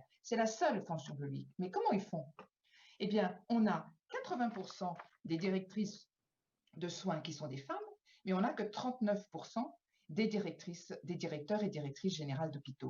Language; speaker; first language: French; native; French